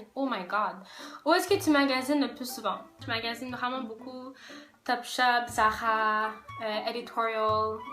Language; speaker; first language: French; native; French